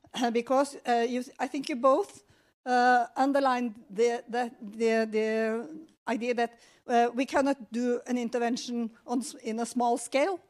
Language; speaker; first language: English; non-native, fluent; Norwegian